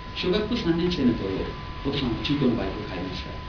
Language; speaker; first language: Japanese; non-native, fluent; Nepali